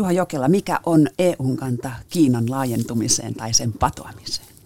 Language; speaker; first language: Finnish; native; Finnish